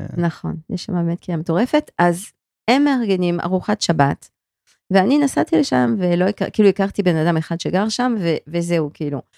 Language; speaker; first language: Hebrew; non-native, fluent; French